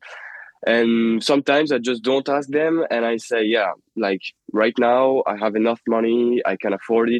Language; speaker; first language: English; non-native, fluent; French